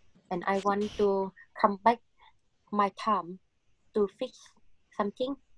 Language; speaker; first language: English; non-native, learner; Vietnamese